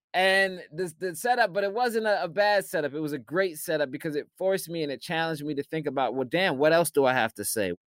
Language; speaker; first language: English; early bilingual, other home language; Shona